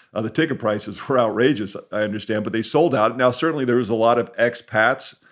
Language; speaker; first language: English; native; English